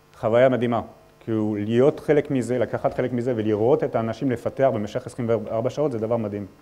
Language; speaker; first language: Hebrew; non-native, fluent; French